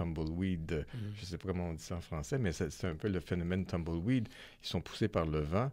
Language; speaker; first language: French; native; French